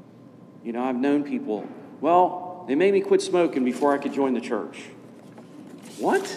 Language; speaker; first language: English; native; English